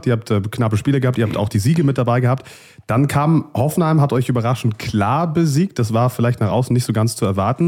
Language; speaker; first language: German; native; German